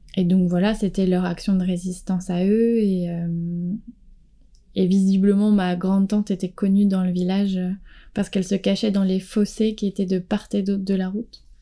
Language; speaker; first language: French; native; French